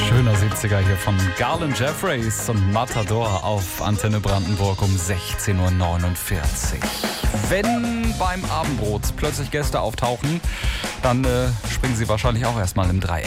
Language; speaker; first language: German; native; German